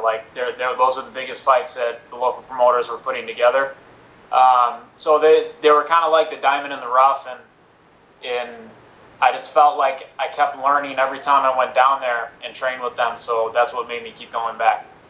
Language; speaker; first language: English; early bilingual, other home language; Spanish